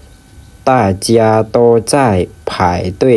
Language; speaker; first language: Chinese; non-native, fluent; Lao